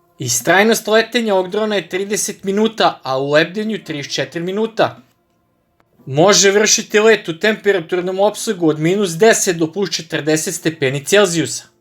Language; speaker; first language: Serbian; native; Serbian